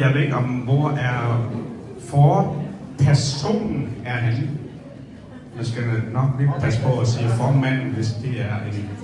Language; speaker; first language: Danish; early bilingual, other home language; Vietnamese